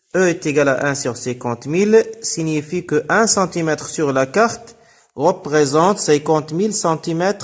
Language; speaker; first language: French; non-native, local second language; Arabic